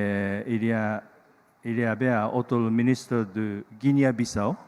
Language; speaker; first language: French; non-native, learner; Japanese